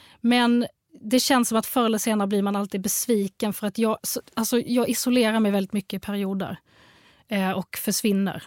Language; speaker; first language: Swedish; early bilingual, other home language; Arabic